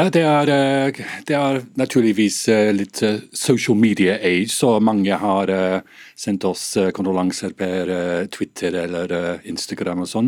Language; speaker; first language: Norwegian; non-native, fluent; English